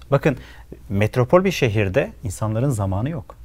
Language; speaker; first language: Turkish; native; Turkish